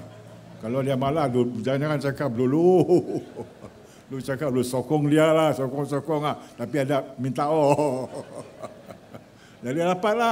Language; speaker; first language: Malay; native; Malay